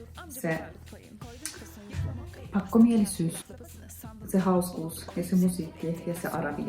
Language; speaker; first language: Finnish; non-native, fluent; Turkish